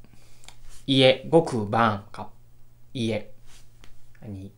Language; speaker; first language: Thai; non-native, fluent; Japanese